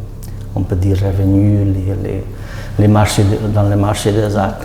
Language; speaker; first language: French; non-native, learner; Hungarian